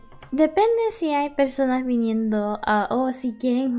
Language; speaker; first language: Spanish; early bilingual, other home language; English